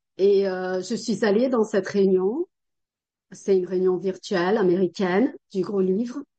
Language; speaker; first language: French; non-native, fluent; Portuguese